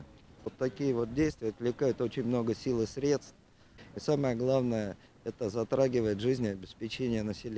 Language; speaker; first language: Russian; native; Russian